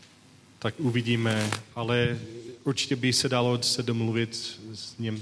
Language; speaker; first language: Czech; non-native, learner; English